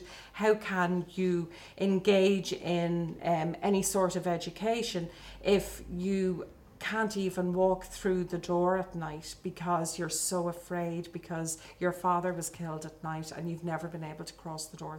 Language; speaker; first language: English; native; English